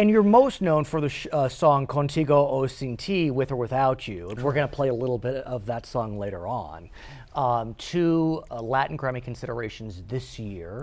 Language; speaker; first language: English; native; English